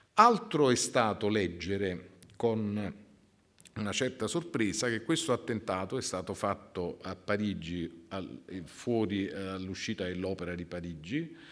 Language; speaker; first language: Italian; native; Italian